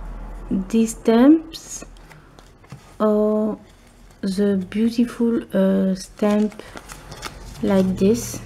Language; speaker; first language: English; non-native, learner; French